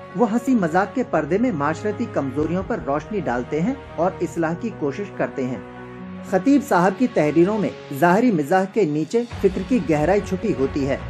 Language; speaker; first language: Urdu; native; Urdu